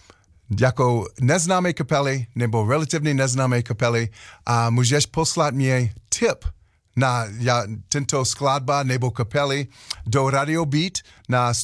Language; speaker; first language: Czech; non-native, learner; English